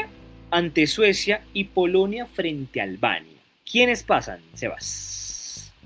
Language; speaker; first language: Spanish; native; Spanish